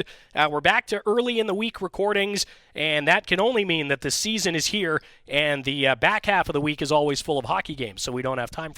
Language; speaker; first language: English; native; English